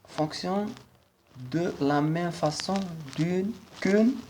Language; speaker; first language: French; non-native, local second language; Arabic